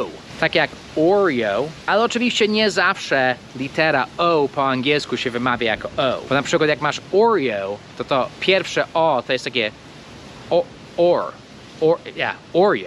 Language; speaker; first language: Polish; non-native, fluent; English